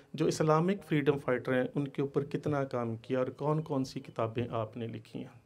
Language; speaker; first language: Hindi; non-native, local second language; Punjabi